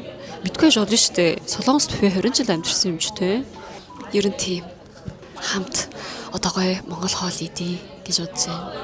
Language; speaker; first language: Mongolian; early bilingual, heritage; Korean